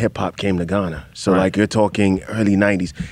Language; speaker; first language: English; non-native, local second language; Akan